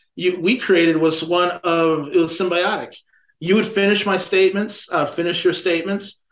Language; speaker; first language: English; native; English